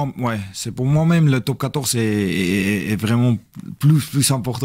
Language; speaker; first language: French; non-native, learner; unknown